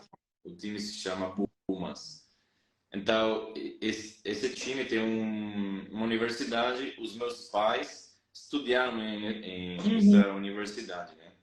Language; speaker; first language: Portuguese; non-native, fluent; Spanish